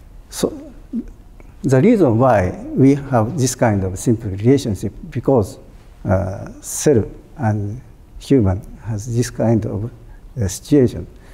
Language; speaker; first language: English; non-native, fluent; Japanese